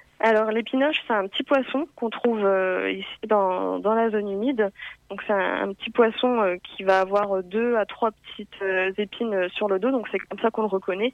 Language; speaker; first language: French; native; French